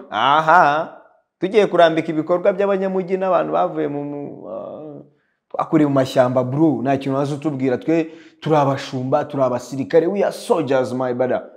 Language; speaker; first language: Kinyarwanda; early bilingual, heritage; Kinyarwanda